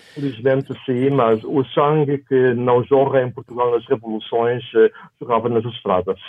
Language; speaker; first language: Portuguese; non-native, fluent; German